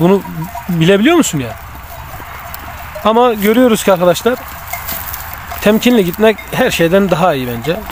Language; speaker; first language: Turkish; native; Turkish